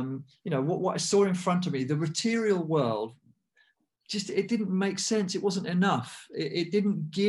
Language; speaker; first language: English; native; English